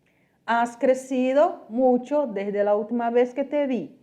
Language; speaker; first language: Spanish; non-native, fluent; Portuguese